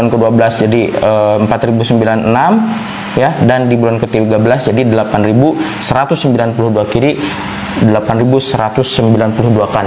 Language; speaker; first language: Indonesian; non-native, local second language; Sundanese